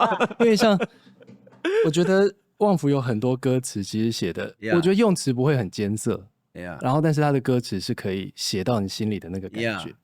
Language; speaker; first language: Chinese; native; Chinese